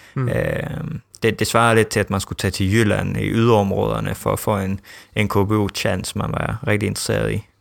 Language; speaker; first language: Danish; early bilingual, heritage; Danish